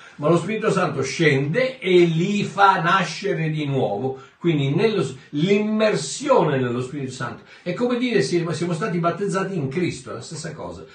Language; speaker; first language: Italian; native; Italian